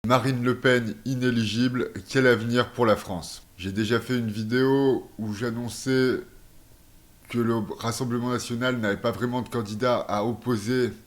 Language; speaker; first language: French; native; French